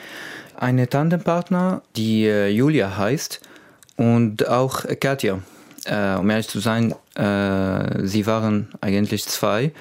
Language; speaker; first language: German; non-native, learner; Arabic